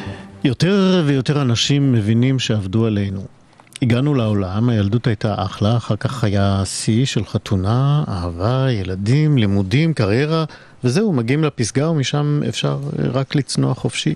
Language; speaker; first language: Hebrew; native; Hebrew